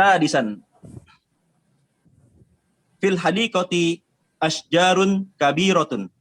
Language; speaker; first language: Arabic; non-native, learner; Indonesian